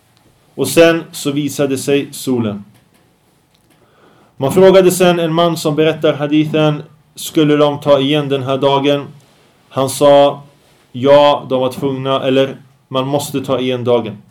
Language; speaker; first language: Swedish; early bilingual, other home language; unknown